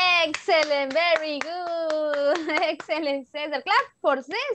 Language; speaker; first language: English; non-native, fluent; Spanish